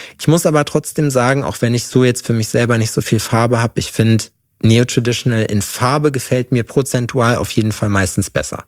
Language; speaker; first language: German; native; German